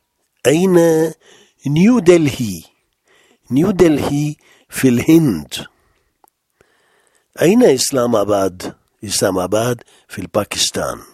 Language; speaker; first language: Arabic; non-native, fluent; French